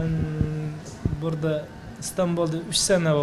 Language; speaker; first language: Turkish; non-native, learner; Uyghur